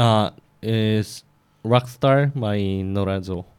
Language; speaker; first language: Portuguese; non-native, fluent; Korean